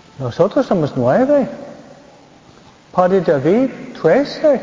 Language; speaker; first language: Spanish; non-native, fluent; English